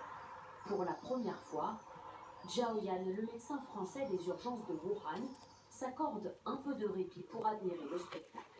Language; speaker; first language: French; native; French